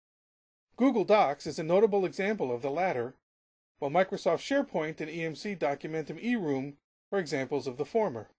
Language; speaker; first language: English; native; English